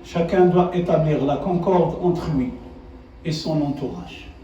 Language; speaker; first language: French; non-native, local second language; Arabic